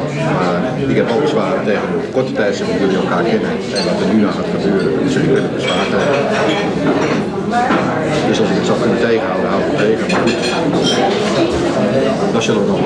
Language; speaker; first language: Dutch; native; Dutch